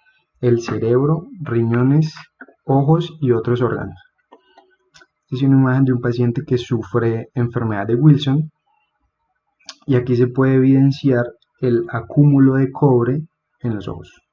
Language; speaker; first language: Spanish; native; Spanish